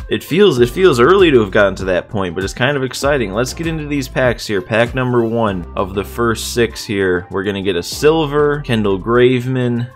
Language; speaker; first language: English; native; English